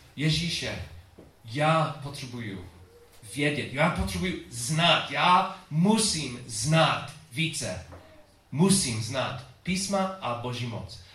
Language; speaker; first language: Czech; non-native, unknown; English